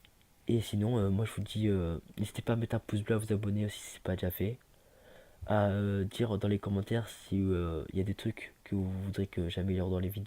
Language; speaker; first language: French; native; French